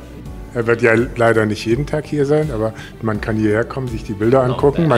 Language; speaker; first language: German; native; German